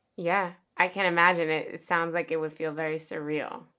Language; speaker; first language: English; early bilingual, other home language; Spanish